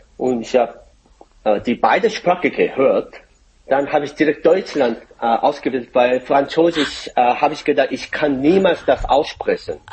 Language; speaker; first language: German; non-native, fluent; Korean